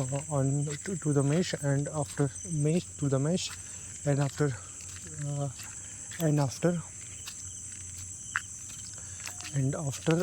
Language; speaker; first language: English; non-native, learner; Hindi